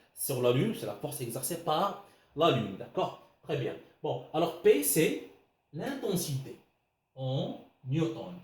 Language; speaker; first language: French; non-native, local second language; Arabic